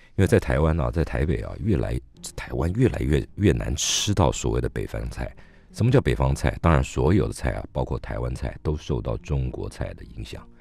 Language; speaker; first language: Chinese; native; Chinese